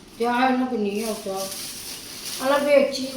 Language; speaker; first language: Chinese; non-native, learner; Filipino